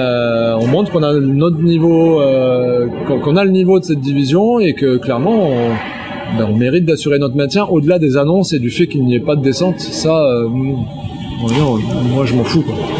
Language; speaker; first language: French; native; French